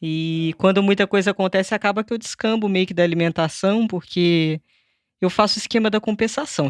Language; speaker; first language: Portuguese; native; Portuguese